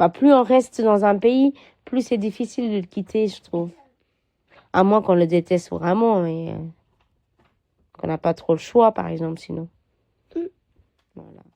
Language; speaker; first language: French; non-native, fluent; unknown